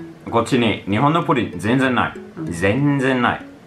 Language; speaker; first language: Japanese; non-native, learner; Finnish